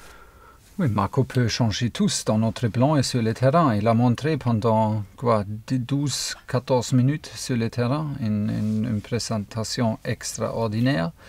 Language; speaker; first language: French; non-native, fluent; German